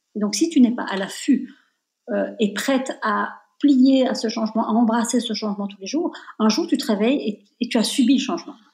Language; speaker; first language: French; native; French